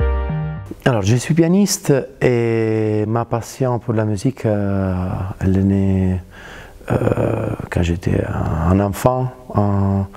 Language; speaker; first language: French; non-native, fluent; Italian